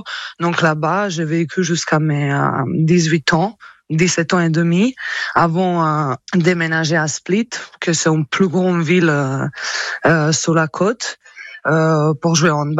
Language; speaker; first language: French; non-native, fluent; Croatian